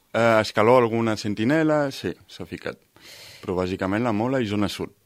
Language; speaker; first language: Catalan; native; Catalan